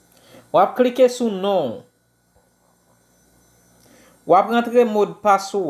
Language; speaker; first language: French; non-native, local second language; Haitian Creole